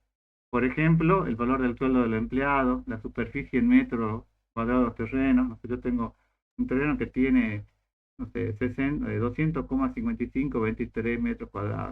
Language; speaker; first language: Spanish; native; Spanish